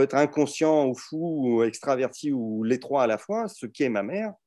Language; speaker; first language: French; early bilingual, other home language; Russian